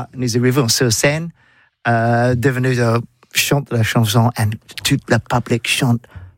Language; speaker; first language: French; non-native, learner; English